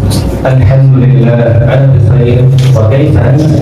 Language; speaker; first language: Arabic; non-native, learner; Bangla